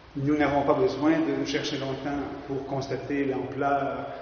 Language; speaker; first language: French; native; French